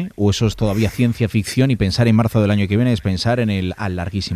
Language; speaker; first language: Spanish; native; Spanish